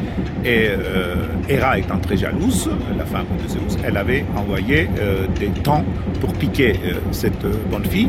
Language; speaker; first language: French; non-native, fluent; Turkish